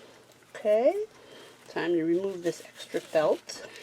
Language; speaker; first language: English; native; English